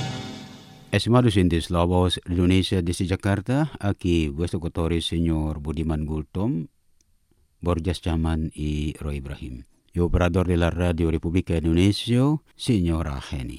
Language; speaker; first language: Spanish; non-native, fluent; Indonesian